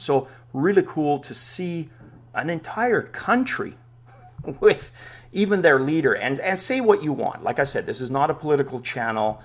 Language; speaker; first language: English; native; English